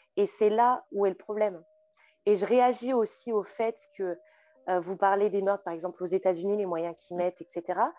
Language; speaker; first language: French; native; French